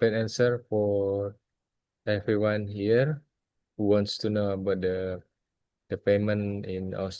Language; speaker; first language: English; non-native, fluent; Indonesian